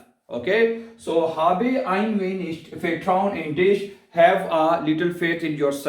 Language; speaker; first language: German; non-native, learner; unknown